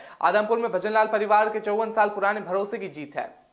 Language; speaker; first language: Hindi; native; Hindi